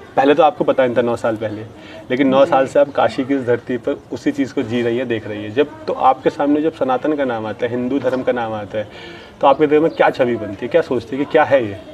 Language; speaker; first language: Hindi; native; Hindi